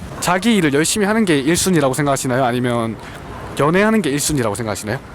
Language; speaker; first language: Korean; native; Korean